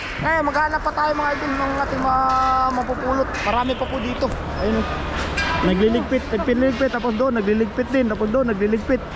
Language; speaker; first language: Filipino; native; Filipino